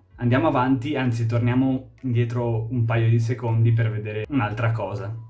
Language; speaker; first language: Italian; native; Italian